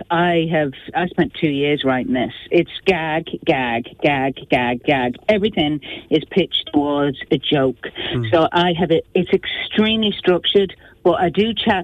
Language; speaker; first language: English; native; English